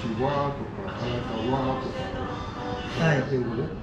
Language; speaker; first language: Japanese; non-native, learner; Nepali